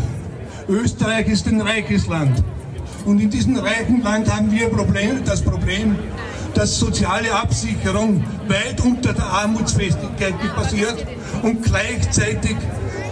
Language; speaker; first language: German; native; German